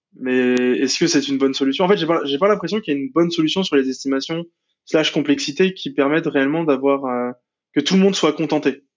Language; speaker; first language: French; native; French